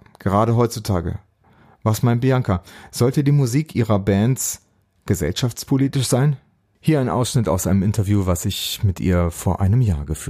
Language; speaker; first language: German; native; German